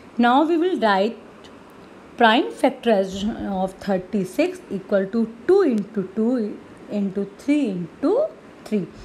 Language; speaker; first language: English; non-native, local second language; Hindi